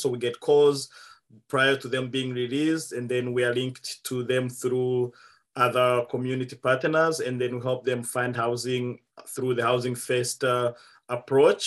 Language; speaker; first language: English; non-native, local second language; Kinyarwanda